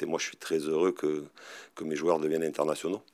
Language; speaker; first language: French; native; French